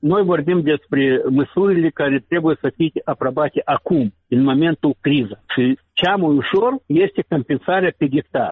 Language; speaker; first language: Romanian; non-native, local second language; Russian